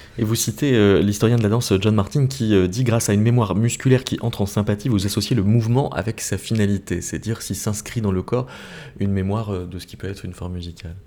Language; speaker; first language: French; native; French